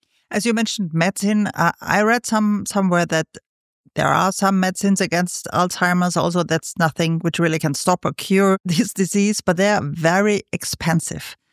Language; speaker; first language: English; non-native, fluent; German